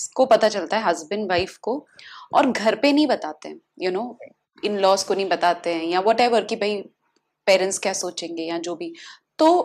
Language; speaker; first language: Hindi; native; Hindi